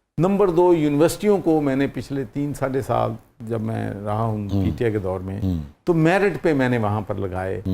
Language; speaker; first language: Urdu; non-native, local second language; Punjabi